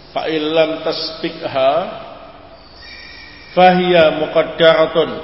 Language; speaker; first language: Arabic; non-native, learner; Indonesian